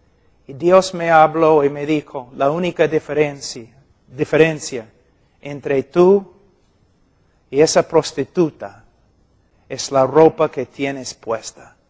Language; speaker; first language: Spanish; non-native, fluent; English